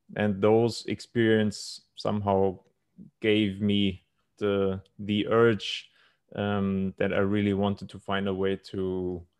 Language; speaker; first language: English; non-native, fluent; German